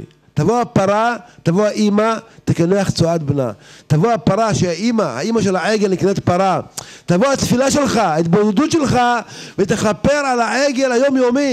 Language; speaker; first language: Hebrew; native; Hebrew